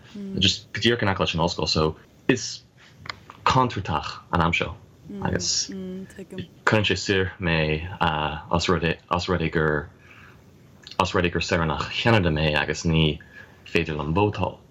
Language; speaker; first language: Irish; non-native, fluent; English